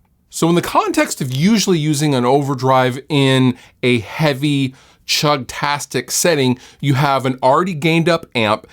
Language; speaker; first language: English; native; English